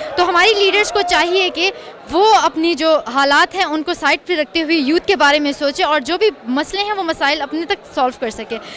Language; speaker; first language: Urdu; non-native, local second language; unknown